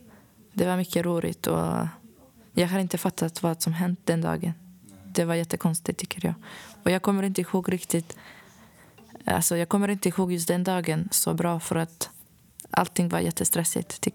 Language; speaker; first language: Swedish; non-native, fluent; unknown